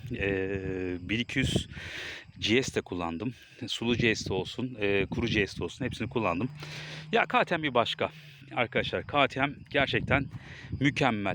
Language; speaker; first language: Turkish; native; Turkish